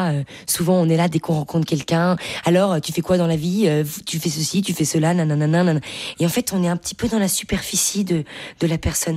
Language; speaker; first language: French; native; French